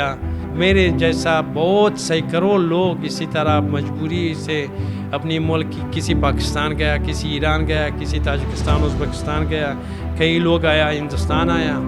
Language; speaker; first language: Hindi; non-native, fluent; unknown